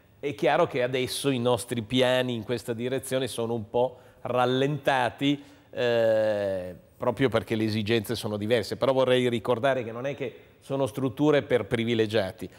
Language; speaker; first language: Italian; native; Italian